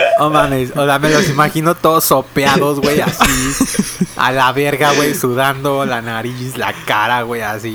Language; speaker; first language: Spanish; native; Spanish